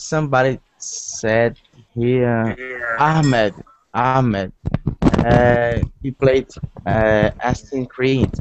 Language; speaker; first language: English; non-native, learner; Portuguese